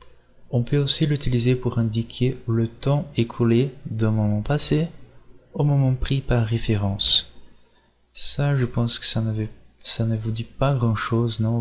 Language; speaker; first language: French; non-native, fluent; Portuguese